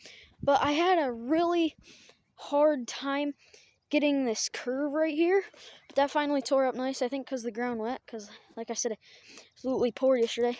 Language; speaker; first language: English; native; English